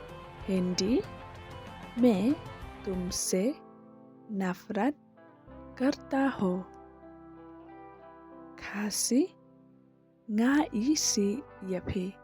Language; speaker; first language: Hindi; non-native, local second language; Khasi